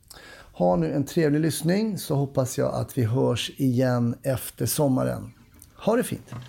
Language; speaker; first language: Swedish; native; Swedish